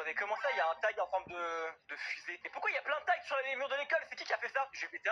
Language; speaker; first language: French; native; French